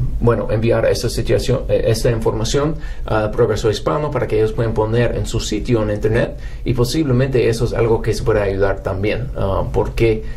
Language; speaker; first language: Spanish; non-native, fluent; English